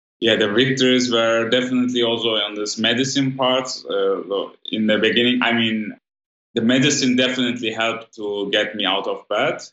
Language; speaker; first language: English; non-native, fluent; German